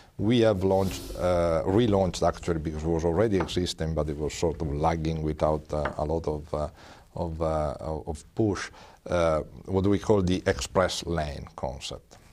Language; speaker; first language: English; non-native, fluent; Italian